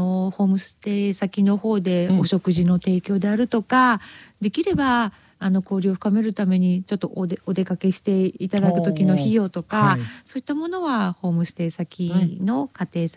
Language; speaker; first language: Japanese; native; Japanese